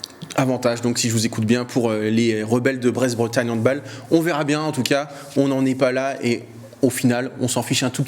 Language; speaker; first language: French; native; French